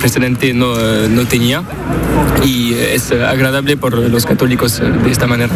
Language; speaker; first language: Spanish; non-native, learner; French